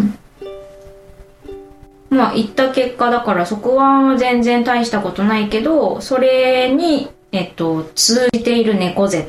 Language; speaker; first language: Japanese; native; Japanese